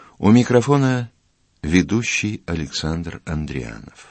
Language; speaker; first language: Russian; native; Russian